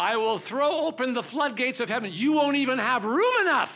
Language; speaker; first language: English; native; English